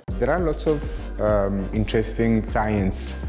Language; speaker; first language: English; non-native, fluent; Italian